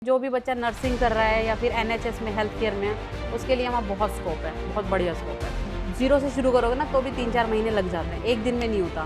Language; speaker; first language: Hindi; native; Hindi